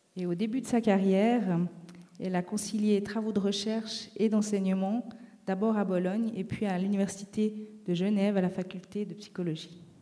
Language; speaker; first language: French; native; French